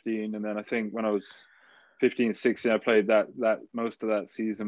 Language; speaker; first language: English; native; English